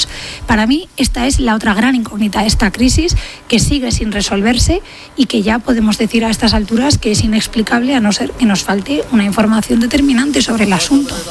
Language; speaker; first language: Spanish; native; Spanish